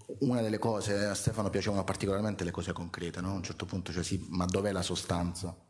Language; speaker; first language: Italian; native; Italian